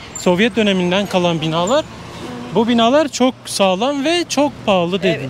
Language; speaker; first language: Turkish; native; Turkish